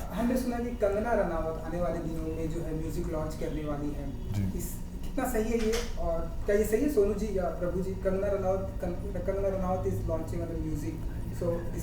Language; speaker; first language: Hindi; native; Hindi